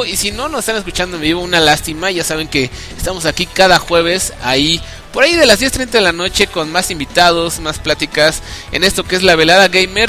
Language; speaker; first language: Spanish; native; Spanish